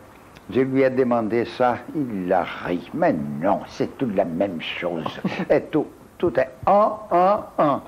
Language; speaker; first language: French; non-native, fluent; Portuguese